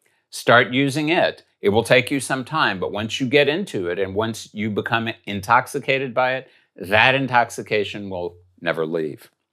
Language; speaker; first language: English; native; English